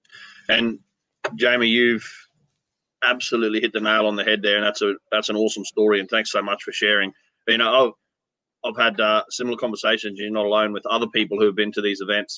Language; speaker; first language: English; native; English